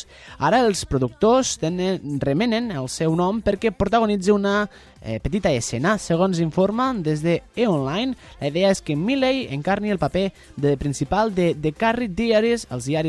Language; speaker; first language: Catalan; native; Catalan